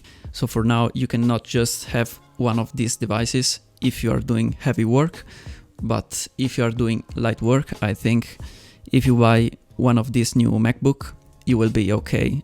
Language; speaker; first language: English; non-native, fluent; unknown